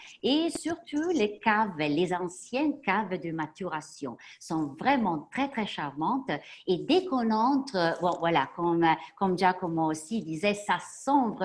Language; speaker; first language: French; non-native, fluent; Italian